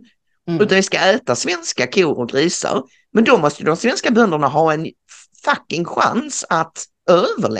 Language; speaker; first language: Swedish; native; Swedish